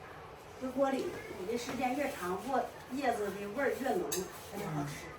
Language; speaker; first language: Chinese; native; Chinese